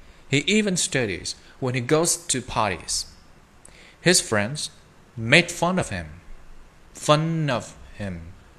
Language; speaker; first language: English; non-native, fluent; Vietnamese